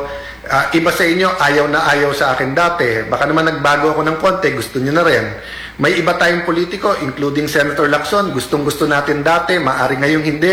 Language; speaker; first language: Filipino; native; Filipino